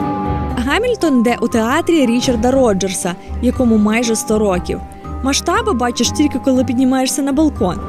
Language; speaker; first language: Ukrainian; native; Ukrainian